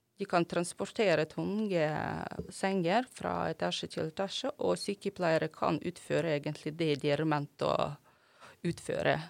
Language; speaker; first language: Norwegian; non-native, fluent; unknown